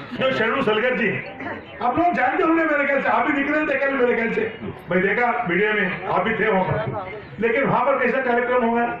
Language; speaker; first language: Hindi; non-native, local second language; Kannada